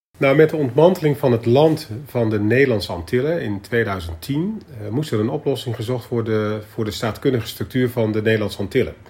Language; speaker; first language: Dutch; native; Dutch